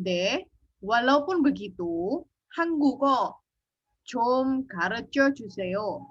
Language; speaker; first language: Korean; non-native, fluent; Indonesian